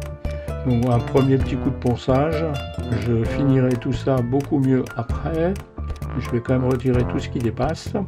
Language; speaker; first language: French; native; French